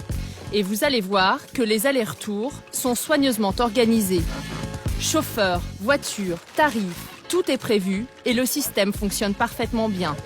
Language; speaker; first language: French; native; French